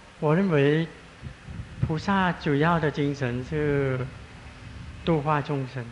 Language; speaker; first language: Chinese; non-native, fluent; Thai